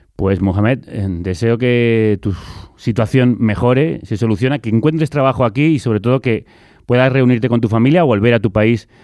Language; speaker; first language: Spanish; native; Spanish